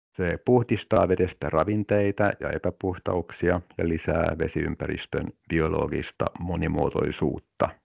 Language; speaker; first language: Finnish; non-native, local second language; Swedish